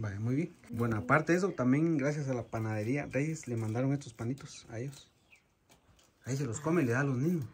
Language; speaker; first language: Spanish; native; Spanish